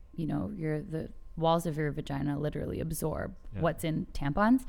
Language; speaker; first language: English; native; English